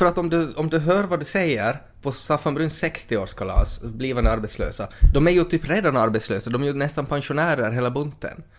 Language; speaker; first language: Swedish; native; Swedish